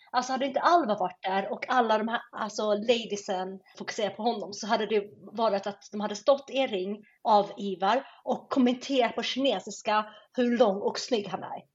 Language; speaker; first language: Swedish; early bilingual, other home language; Chinese